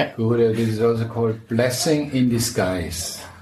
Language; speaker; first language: English; non-native, fluent; German